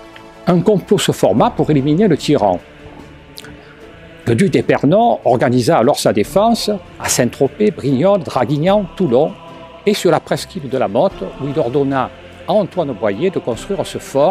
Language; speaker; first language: French; native; French